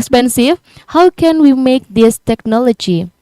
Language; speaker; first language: English; non-native, learner; Indonesian